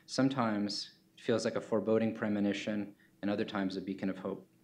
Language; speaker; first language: English; native; English